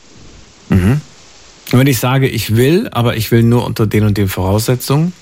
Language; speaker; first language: German; native; German